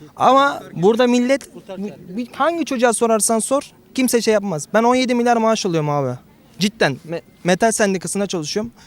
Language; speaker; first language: Turkish; early bilingual, other home language; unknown